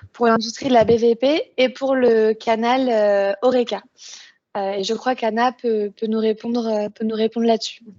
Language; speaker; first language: French; native; French